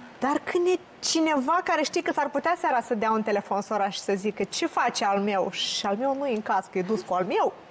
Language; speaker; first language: Romanian; native; Romanian